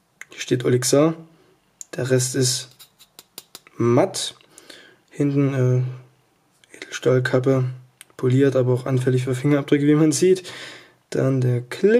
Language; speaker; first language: German; native; German